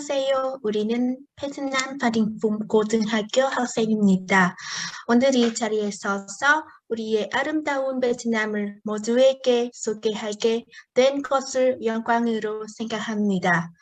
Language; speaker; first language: Korean; non-native, learner; Vietnamese